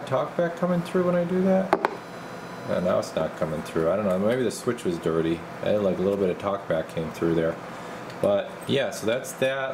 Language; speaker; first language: English; native; English